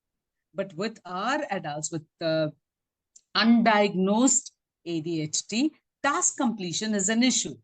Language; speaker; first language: English; non-native, local second language; Tamil